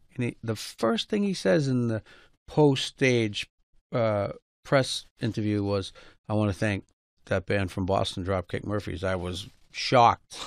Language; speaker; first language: English; native; English